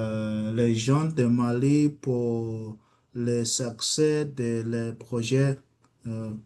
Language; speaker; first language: French; non-native, learner; English